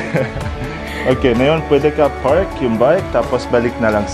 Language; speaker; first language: Filipino; non-native, learner; Arabic